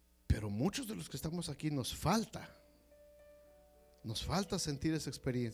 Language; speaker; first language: Spanish; native; Spanish